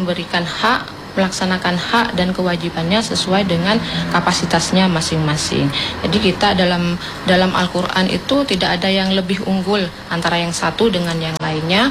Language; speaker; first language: Indonesian; native; Indonesian